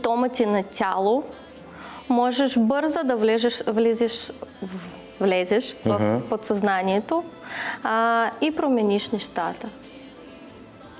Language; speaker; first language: Bulgarian; non-native, learner; Russian